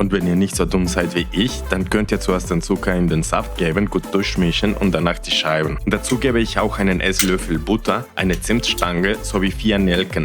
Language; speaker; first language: German; non-native, fluent; Spanish